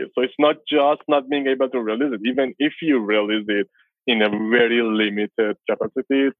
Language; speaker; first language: English; non-native, fluent; Persian